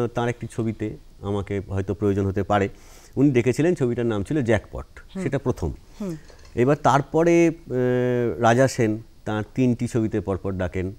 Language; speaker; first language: Bangla; native; Bangla